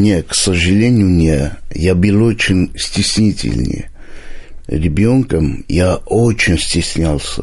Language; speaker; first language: Russian; non-native, local second language; Armenian